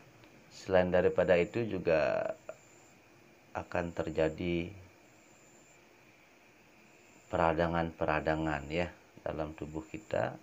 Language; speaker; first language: Indonesian; native; Indonesian